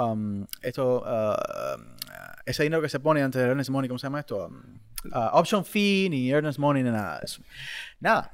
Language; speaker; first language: Spanish; native; Spanish